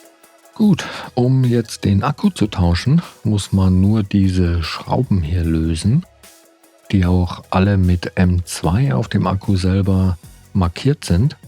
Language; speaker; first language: German; native; German